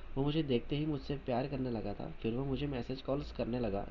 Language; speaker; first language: Hindi; non-native, local second language; Marathi